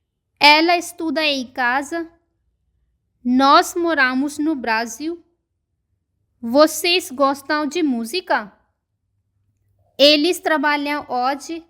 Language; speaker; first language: Portuguese; non-native, fluent; Hindi